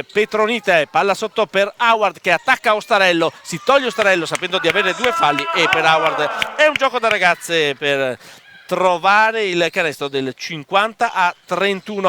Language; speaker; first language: Italian; native; Italian